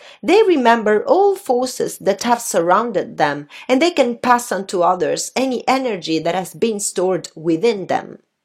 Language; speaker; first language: English; non-native, fluent; Italian